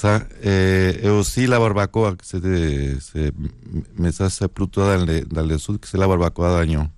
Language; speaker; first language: French; non-native, learner; Spanish